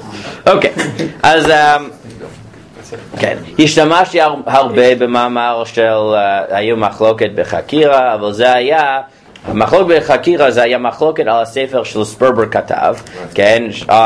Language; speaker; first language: Hebrew; non-native, fluent; English